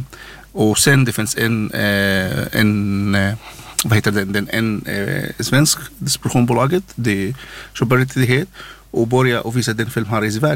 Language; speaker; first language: Swedish; non-native, learner; Arabic